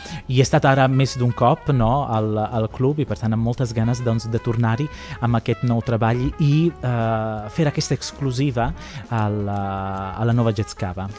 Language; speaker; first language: Catalan; non-native, fluent; Italian